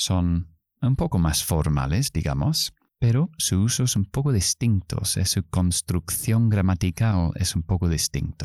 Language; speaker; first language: Spanish; non-native, fluent; English